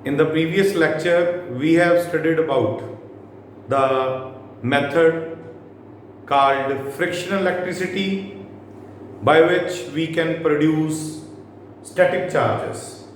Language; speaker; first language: English; non-native, local second language; Punjabi